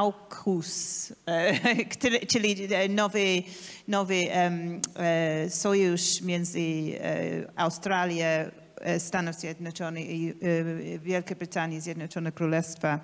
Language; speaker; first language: Polish; non-native, learner; English